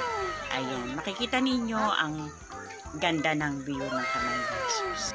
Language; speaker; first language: Filipino; native; Filipino